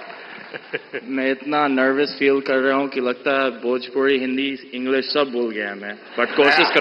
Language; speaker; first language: Hindi; non-native, fluent; English